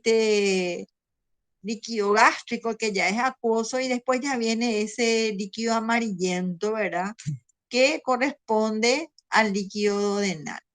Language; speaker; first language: Spanish; native; Spanish